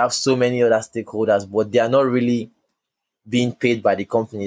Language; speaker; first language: English; non-native, local second language; Yoruba